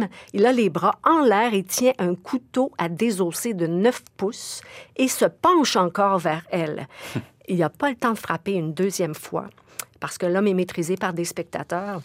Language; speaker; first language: French; native; French